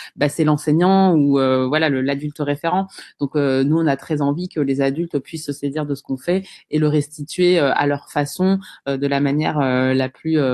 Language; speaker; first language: French; native; French